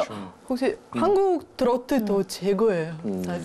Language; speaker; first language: Korean; non-native, learner; Russian